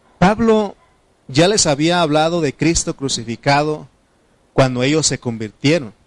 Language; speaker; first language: Spanish; non-native, local second language; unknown